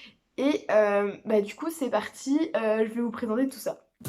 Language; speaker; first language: French; native; French